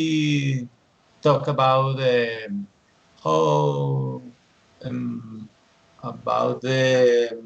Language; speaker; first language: English; non-native, learner; Spanish